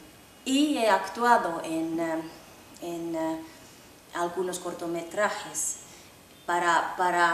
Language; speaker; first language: Spanish; non-native, fluent; Finnish